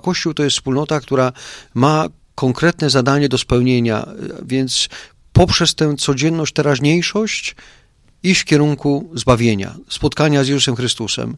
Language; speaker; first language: Polish; native; Polish